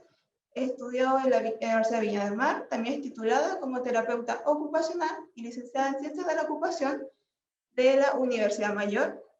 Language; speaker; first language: Spanish; native; Spanish